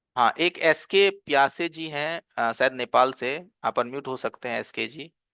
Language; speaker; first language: Hindi; native; Hindi